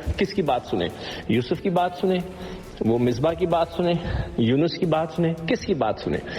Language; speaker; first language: Urdu; non-native, local second language; Punjabi